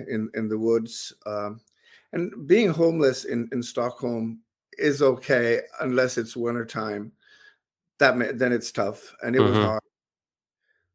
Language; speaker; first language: English; non-native, fluent; Swedish